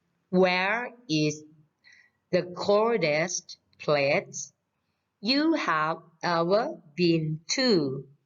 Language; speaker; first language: English; non-native, fluent; Thai